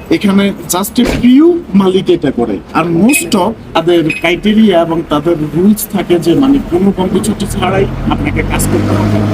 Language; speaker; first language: Bangla; native; Bangla